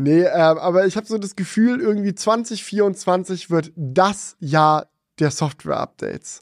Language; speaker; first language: German; native; German